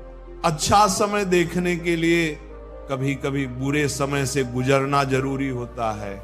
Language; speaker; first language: Hindi; native; Hindi